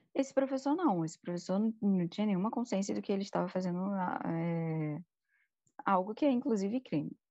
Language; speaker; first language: Portuguese; native; Portuguese